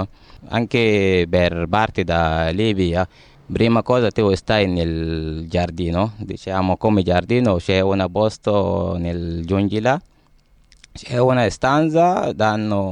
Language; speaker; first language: Italian; non-native, learner; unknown